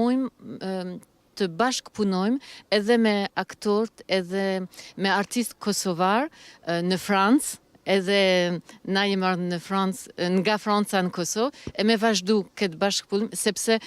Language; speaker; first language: Albanian; early bilingual, heritage; Albanian